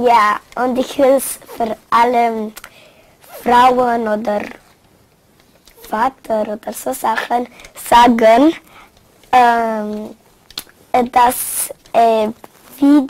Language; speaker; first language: German; early bilingual, other home language; Spanish